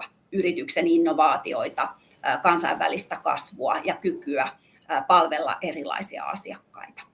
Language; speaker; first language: Finnish; native; Finnish